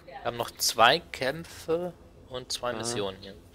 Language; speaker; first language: German; native; German